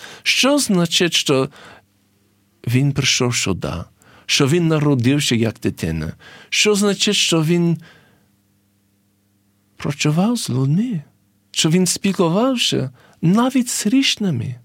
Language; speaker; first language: Ukrainian; early bilingual, heritage; English